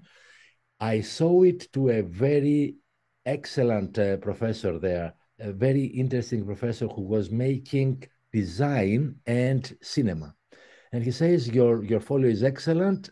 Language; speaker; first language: English; non-native, fluent; Greek